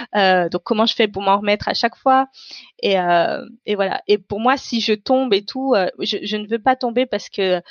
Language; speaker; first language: French; non-native, local second language; Tamil